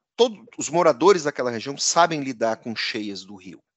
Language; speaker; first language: Portuguese; native; Portuguese